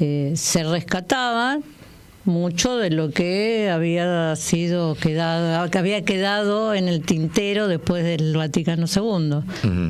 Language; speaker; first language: Spanish; native; Spanish